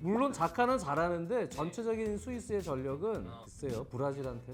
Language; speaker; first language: Korean; native; Korean